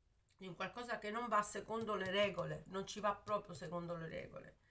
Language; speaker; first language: Italian; native; Italian